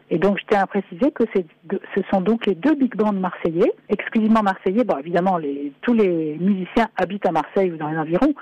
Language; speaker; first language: French; native; French